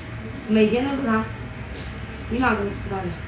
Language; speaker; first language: Chinese; native; Chinese